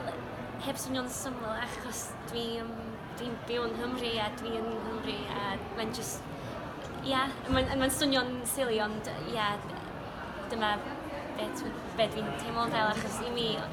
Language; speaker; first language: Welsh; non-native, local second language; English